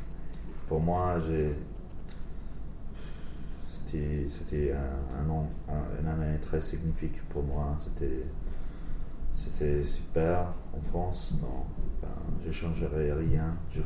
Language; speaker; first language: French; non-native, learner; English